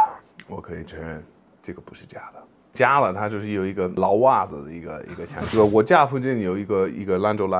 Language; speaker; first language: Chinese; non-native, fluent; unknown